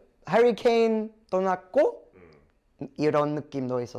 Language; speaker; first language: Korean; non-native, learner; English